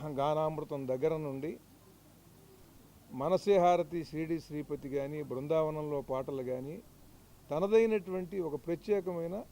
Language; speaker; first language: Telugu; native; Telugu